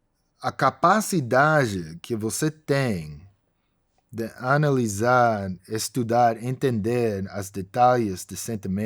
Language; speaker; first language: Portuguese; non-native, fluent; English